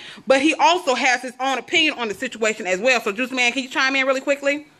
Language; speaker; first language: English; native; English